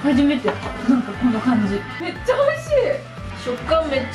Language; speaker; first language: Japanese; native; Japanese